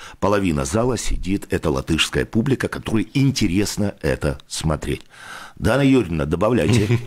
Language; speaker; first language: Russian; native; Russian